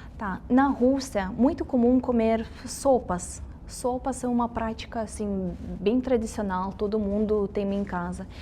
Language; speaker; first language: Portuguese; non-native, fluent; Russian